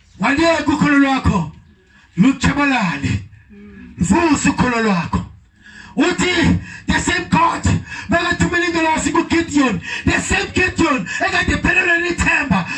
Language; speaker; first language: Zulu; non-native, local second language; Xhosa